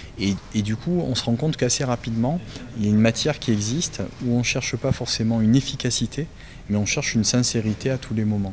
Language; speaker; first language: French; native; French